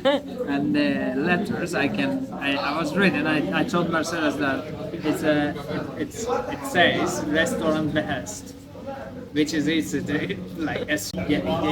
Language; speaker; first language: English; non-native, learner; Turkish